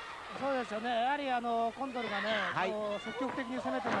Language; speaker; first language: Japanese; native; Japanese